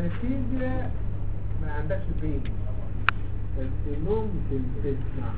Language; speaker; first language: Arabic; native; Arabic